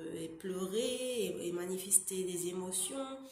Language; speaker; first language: French; non-native, local second language; Arabic